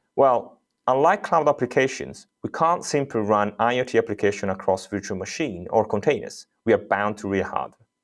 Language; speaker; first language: English; non-native, fluent; Italian